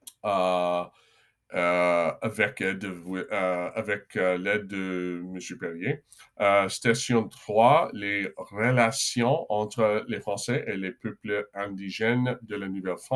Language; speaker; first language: French; non-native, local second language; English